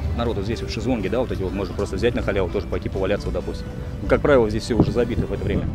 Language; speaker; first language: Russian; native; Russian